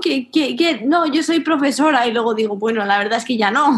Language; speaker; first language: Spanish; native; Spanish